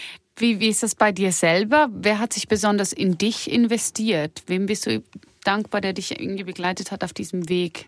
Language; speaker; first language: German; native; German